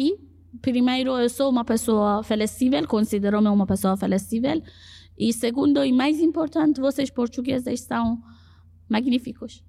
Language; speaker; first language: Portuguese; non-native, fluent; Persian